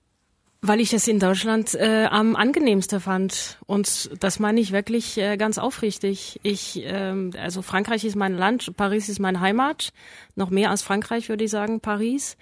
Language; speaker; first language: German; non-native, fluent; French